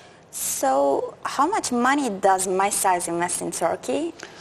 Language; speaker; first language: English; non-native, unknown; Turkish